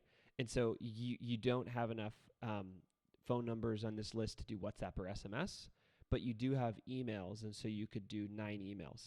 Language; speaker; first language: English; native; English